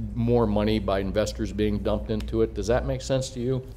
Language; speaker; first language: English; native; English